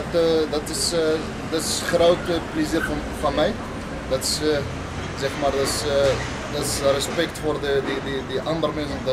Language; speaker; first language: Dutch; non-native, learner; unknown